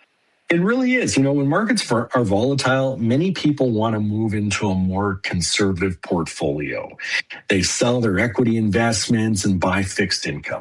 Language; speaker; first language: English; native; English